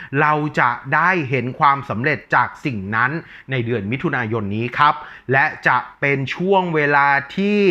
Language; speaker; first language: Thai; native; Thai